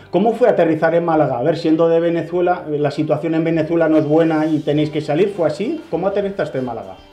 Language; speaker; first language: Spanish; native; Spanish